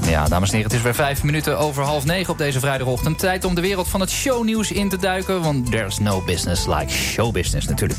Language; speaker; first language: Dutch; native; Dutch